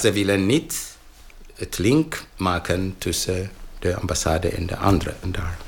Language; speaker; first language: Dutch; non-native, fluent; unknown